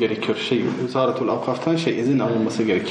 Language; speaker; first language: Turkish; non-native, fluent; Arabic